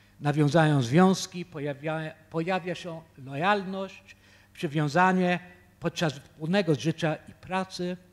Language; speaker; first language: Polish; early bilingual, heritage; Polish